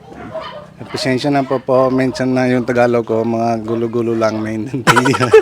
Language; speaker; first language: Filipino; non-native, learner; Punjabi